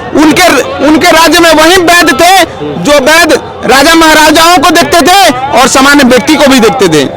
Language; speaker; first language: Hindi; native; Hindi